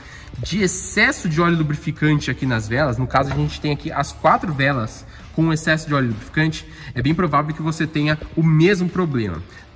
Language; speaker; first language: Portuguese; native; Portuguese